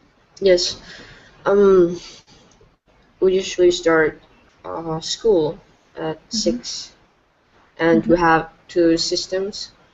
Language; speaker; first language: English; non-native, fluent; Vietnamese